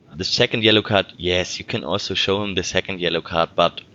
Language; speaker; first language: English; non-native, fluent; German